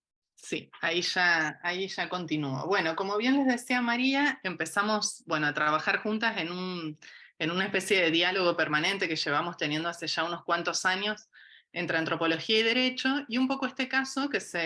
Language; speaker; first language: Spanish; native; Spanish